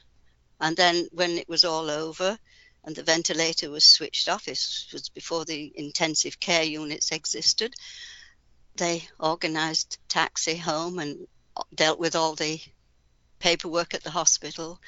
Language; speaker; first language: English; native; English